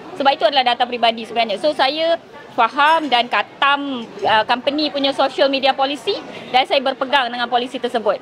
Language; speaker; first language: Malay; non-native, local second language; Tamil